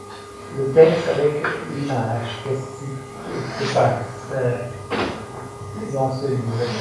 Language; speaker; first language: French; non-native, fluent; German